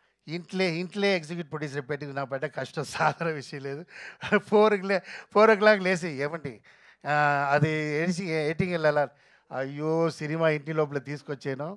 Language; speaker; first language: Telugu; non-native, fluent; Tamil